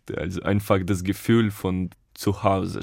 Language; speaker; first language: German; non-native, fluent; Russian